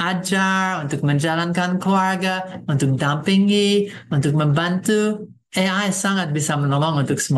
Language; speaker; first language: Indonesian; non-native, fluent; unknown